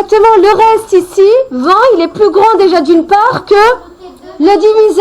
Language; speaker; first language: French; native; French